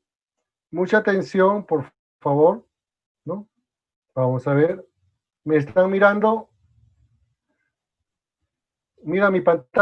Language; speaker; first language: Spanish; native; Spanish